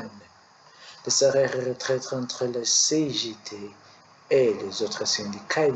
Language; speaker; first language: French; non-native, learner; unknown